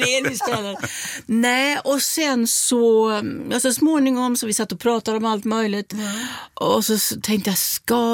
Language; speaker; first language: Swedish; native; Swedish